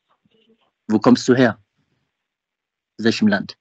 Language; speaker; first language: German; native; German